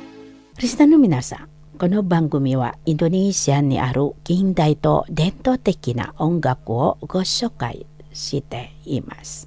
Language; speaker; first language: Japanese; non-native, fluent; Indonesian